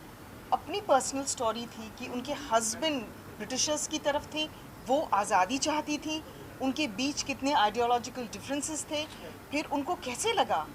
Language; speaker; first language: Hindi; native; Hindi